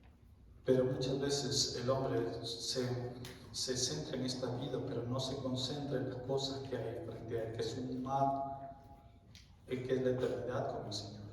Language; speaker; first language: Spanish; native; Spanish